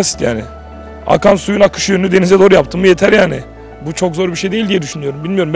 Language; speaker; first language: Turkish; native; Turkish